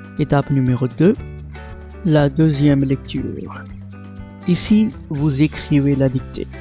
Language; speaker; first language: French; non-native, fluent; Marathi